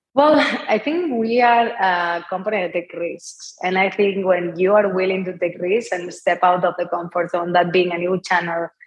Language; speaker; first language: English; non-native, fluent; Spanish